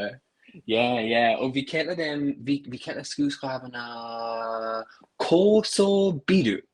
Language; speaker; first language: Danish; non-native, fluent; English